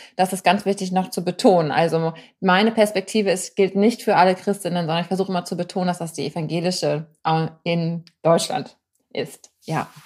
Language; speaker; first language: German; native; German